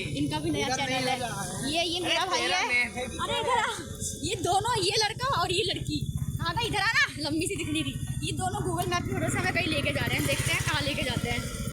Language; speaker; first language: Hindi; native; Hindi